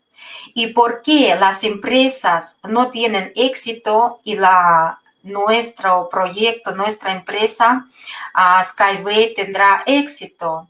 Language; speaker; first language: Spanish; non-native, fluent; Russian